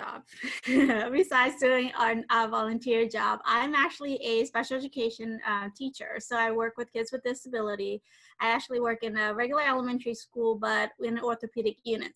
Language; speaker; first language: English; native; English